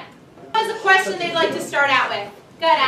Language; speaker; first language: English; native; English